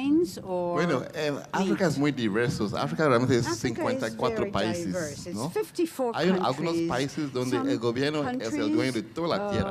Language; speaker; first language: Spanish; non-native, fluent; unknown